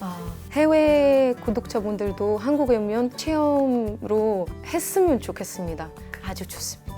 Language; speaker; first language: Korean; non-native, fluent; Arabic